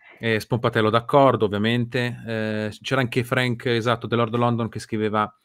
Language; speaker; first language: Italian; native; Italian